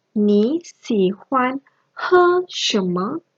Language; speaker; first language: Chinese; non-native, local second language; Malay